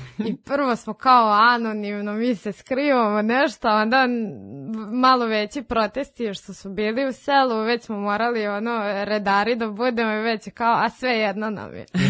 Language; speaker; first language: Serbian; non-native, local second language; Rusyn